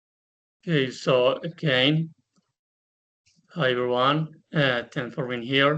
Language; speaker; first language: English; non-native, fluent; Spanish